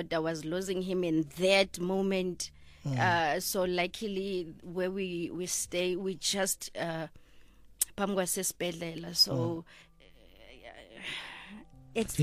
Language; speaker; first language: English; non-native, local second language; Zulu